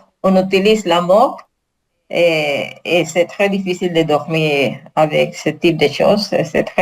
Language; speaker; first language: French; non-native, learner; Spanish